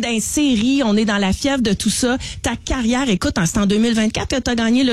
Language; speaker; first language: French; native; French